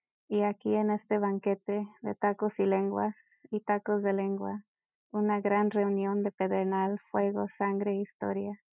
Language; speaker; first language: Spanish; early bilingual, heritage; Spanish